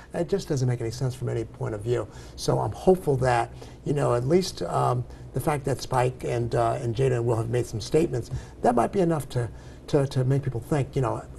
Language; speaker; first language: English; native; English